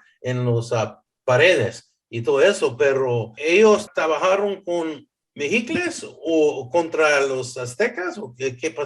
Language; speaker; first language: Spanish; early bilingual, heritage; English